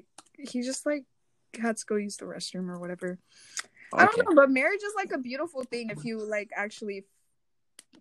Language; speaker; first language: English; non-native, fluent; Korean